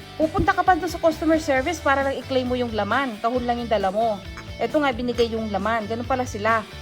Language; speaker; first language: Filipino; non-native, local second language; Pampanga